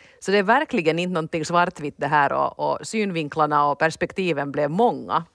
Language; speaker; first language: Swedish; native; Swedish